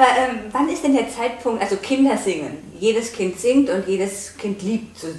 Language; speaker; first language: German; native; German